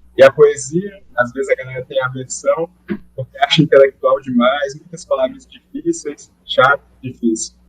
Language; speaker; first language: Portuguese; native; Portuguese